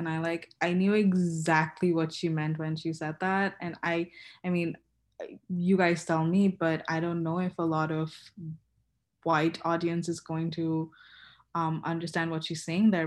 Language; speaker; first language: English; non-native, local second language; Bangla